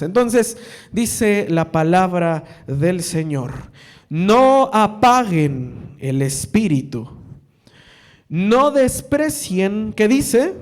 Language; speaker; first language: Spanish; native; Spanish